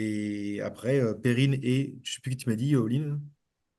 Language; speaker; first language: French; native; French